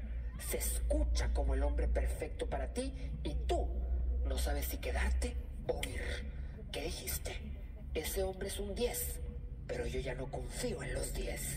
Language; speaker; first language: Spanish; native; Spanish